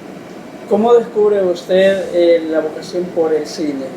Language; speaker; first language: Spanish; native; Spanish